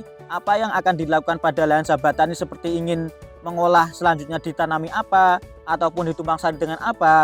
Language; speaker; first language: Indonesian; native; Indonesian